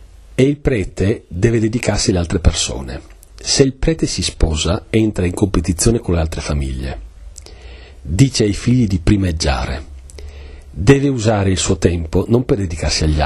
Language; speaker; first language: Italian; native; Italian